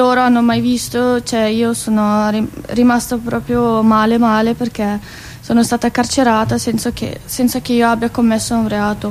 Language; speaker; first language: Italian; non-native, fluent; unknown